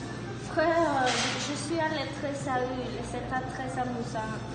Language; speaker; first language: French; non-native, learner; English